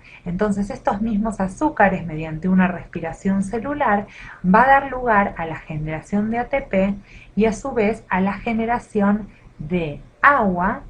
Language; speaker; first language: Spanish; native; Spanish